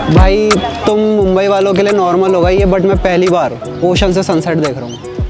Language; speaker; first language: Hindi; native; Hindi